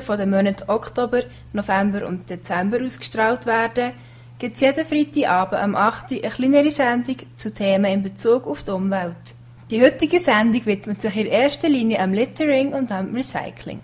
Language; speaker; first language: German; native; German